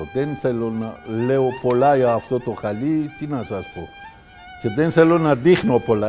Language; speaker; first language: Greek; non-native, learner; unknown